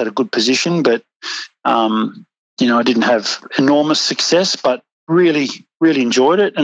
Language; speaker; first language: English; native; English